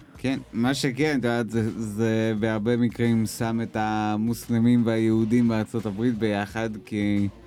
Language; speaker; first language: Hebrew; native; Hebrew